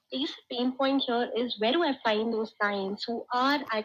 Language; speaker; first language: English; non-native, local second language; Hindi